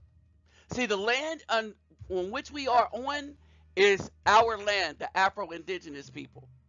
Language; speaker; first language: English; native; English